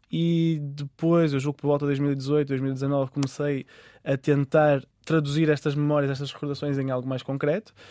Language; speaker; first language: Portuguese; native; Portuguese